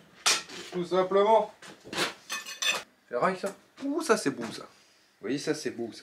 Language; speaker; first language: French; native; French